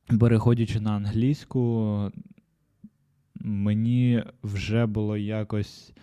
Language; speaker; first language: Ukrainian; non-native, local second language; Russian